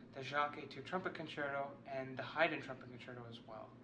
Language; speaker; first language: English; native; English